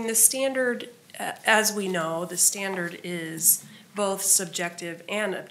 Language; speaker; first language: English; native; English